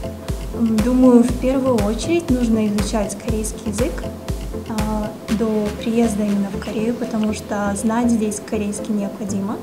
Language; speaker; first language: Russian; non-native, local second language; Kazakh